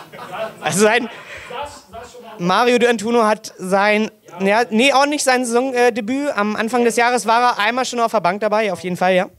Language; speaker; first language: German; native; German